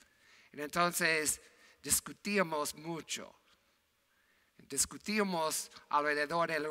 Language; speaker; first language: Spanish; non-native, fluent; English